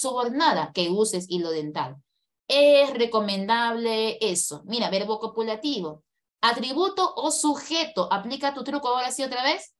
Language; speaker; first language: Spanish; native; Spanish